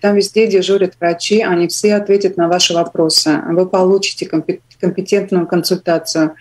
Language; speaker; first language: Russian; non-native, local second language; Latvian